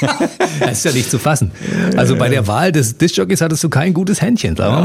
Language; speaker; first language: German; native; German